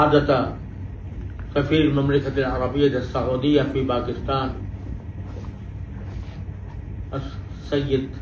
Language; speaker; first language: Arabic; non-native, fluent; Urdu